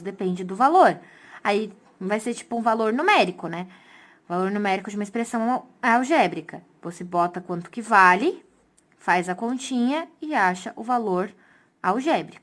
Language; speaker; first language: Portuguese; native; Portuguese